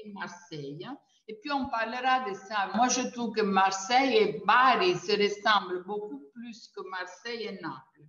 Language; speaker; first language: French; non-native, fluent; Italian